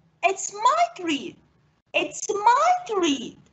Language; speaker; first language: English; non-native, fluent; Arabic